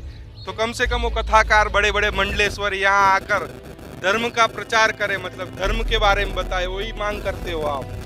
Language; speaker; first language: Hindi; native; Hindi